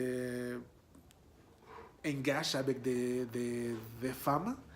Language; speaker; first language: French; non-native, learner; Spanish